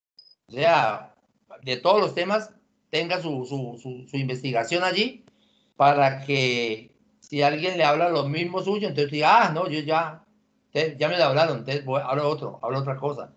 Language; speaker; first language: Spanish; native; Spanish